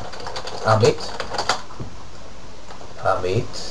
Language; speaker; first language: Hebrew; native; Hebrew